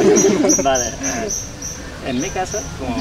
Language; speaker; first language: Spanish; non-native, learner; Uzbek